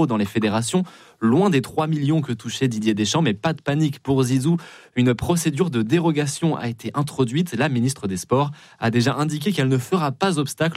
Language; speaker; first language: French; native; French